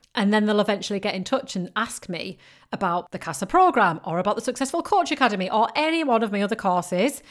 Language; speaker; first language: English; native; English